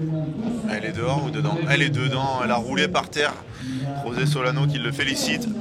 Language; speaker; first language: French; native; French